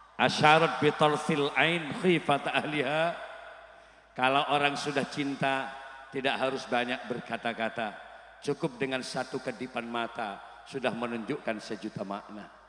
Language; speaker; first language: Indonesian; non-native, local second language; Madurese